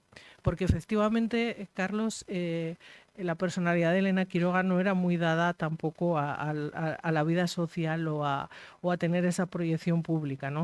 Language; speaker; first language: Spanish; native; Spanish